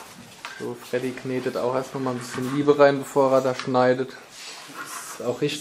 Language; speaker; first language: German; native; German